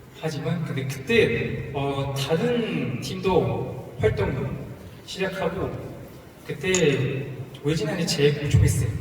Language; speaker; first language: Korean; non-native, learner; Chinese